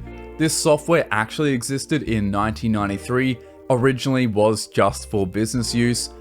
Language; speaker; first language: English; native; English